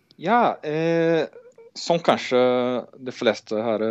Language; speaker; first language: Norwegian; non-native, fluent; Portuguese